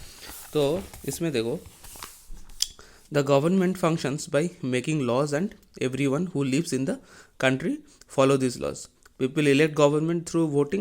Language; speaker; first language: English; non-native, local second language; Hindi